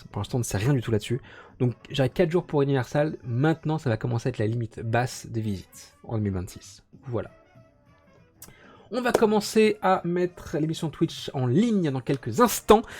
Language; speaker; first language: French; native; French